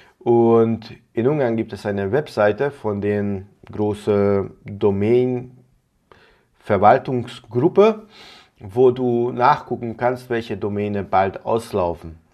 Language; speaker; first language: German; non-native, fluent; Hungarian